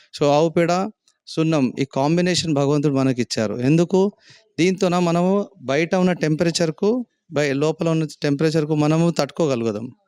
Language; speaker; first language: Telugu; native; Telugu